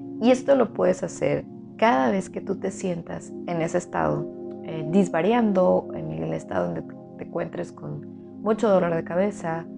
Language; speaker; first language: Spanish; native; Spanish